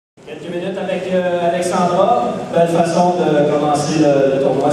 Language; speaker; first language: French; native; French